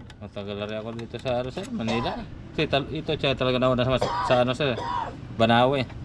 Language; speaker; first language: Filipino; non-native, local second language; Masbatenyo